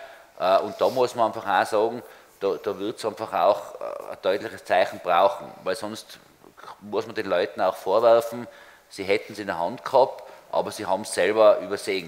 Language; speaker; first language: German; native; German